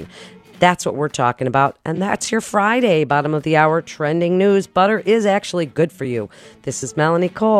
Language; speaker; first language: English; native; English